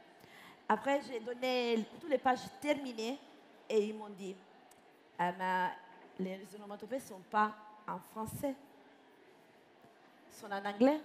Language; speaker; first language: French; non-native, fluent; Italian